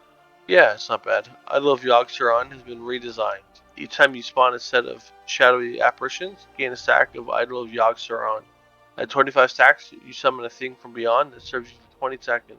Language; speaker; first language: English; native; English